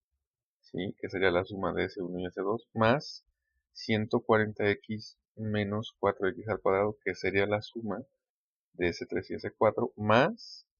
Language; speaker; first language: Spanish; native; Spanish